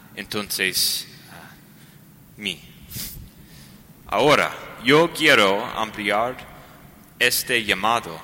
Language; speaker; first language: Spanish; non-native, learner; English